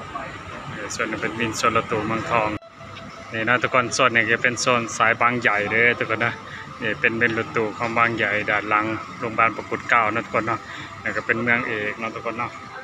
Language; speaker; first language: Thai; non-native, local second language; Lao